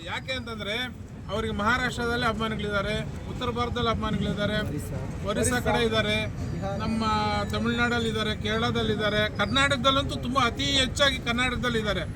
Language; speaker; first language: Kannada; non-native, local second language; Telugu